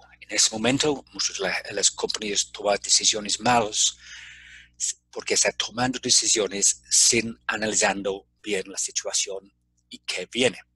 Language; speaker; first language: Spanish; non-native, fluent; English